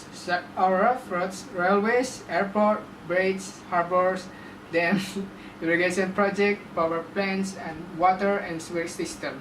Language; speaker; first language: English; non-native, learner; Indonesian